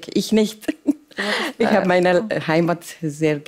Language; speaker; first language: German; non-native, learner; Persian